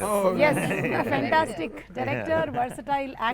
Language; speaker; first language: Telugu; native; Telugu